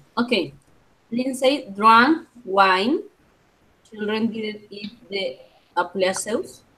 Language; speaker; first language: English; non-native, learner; Spanish